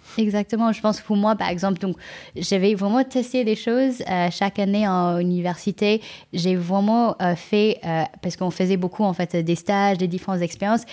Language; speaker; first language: French; non-native, fluent; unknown